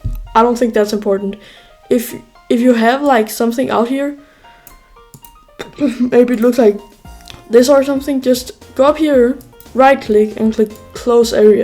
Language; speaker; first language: English; native; English